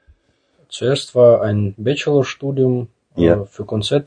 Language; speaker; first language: German; non-native, fluent; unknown